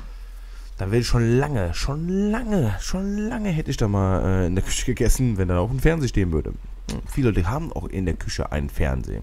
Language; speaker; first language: German; native; German